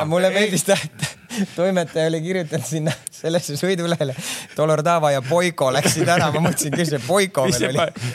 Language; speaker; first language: Estonian; native; Estonian